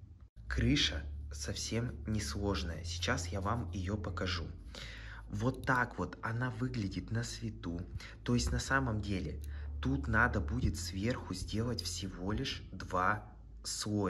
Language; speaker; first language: Russian; native; Russian